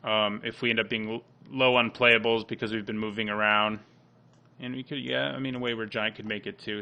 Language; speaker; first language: English; native; English